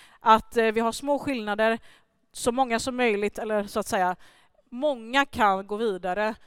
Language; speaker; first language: Swedish; early bilingual, other home language; Persian